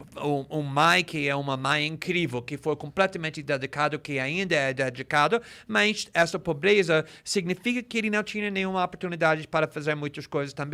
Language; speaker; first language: Portuguese; non-native, fluent; English